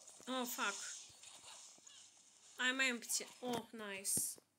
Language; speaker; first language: English; non-native, learner; Russian